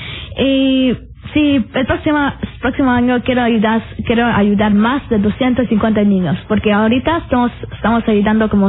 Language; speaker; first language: Spanish; early bilingual, heritage; Spanish